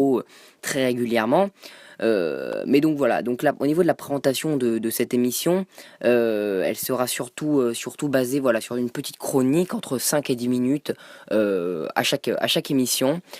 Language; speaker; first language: French; native; French